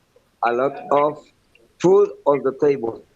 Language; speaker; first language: English; non-native, learner; Spanish